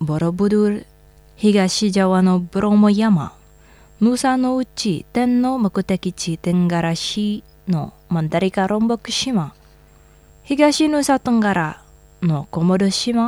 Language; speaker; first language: Japanese; non-native, fluent; Indonesian